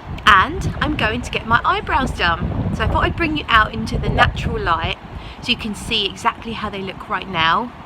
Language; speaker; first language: English; native; English